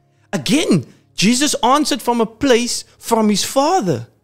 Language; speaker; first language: English; non-native, local second language; Afrikaans